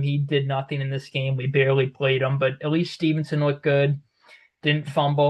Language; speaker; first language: English; native; English